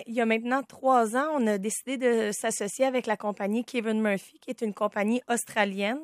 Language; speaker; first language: French; native; French